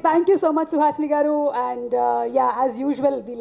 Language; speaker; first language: Telugu; native; Telugu